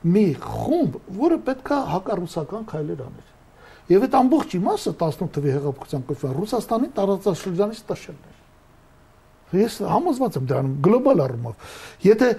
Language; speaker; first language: Armenian; native; Armenian